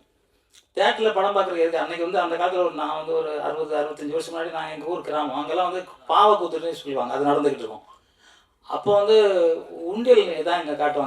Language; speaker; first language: Tamil; native; Tamil